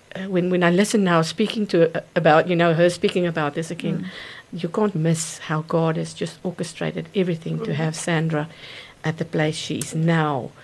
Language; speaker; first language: English; non-native, local second language; Afrikaans